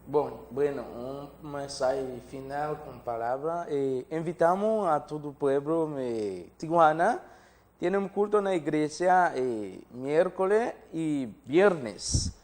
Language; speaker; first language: Spanish; non-native, learner; Haitian Creole